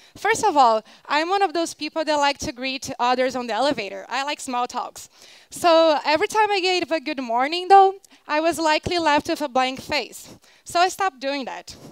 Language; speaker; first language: English; non-native, fluent; Portuguese